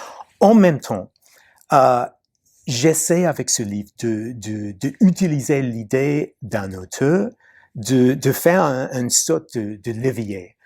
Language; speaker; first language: French; non-native, fluent; English